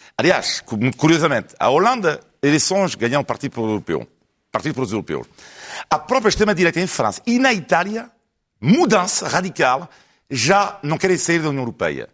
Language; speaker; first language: Portuguese; non-native, fluent; French